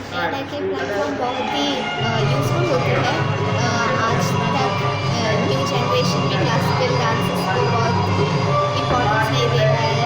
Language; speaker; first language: Hindi; non-native, local second language; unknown